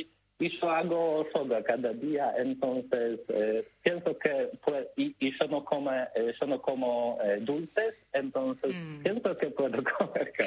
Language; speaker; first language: Spanish; non-native, learner; Polish